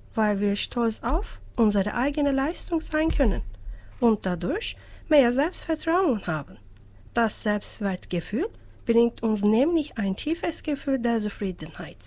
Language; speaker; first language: German; non-native, fluent; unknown